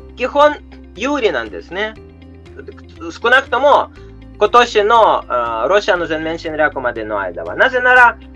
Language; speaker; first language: Japanese; non-native, fluent; Russian